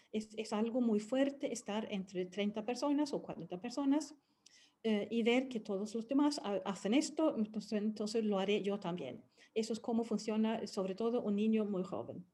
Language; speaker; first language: Spanish; non-native, fluent; Swedish